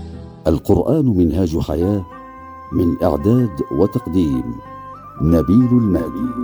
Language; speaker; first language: Arabic; native; Arabic